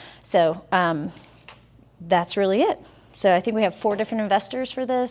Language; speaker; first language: English; native; English